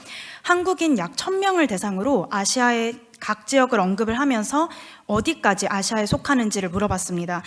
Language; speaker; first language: Korean; native; Korean